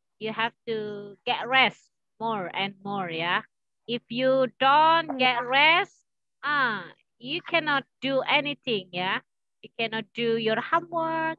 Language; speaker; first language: English; non-native, learner; Indonesian